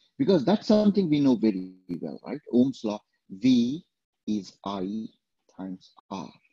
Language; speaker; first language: English; non-native, local second language; Telugu